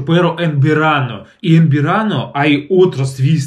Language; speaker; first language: Spanish; non-native, fluent; Russian